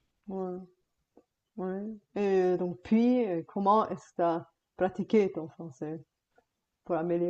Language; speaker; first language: French; non-native, fluent; Bulgarian